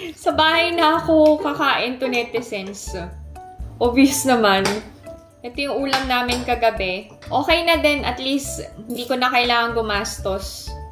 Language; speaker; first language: Filipino; native; Filipino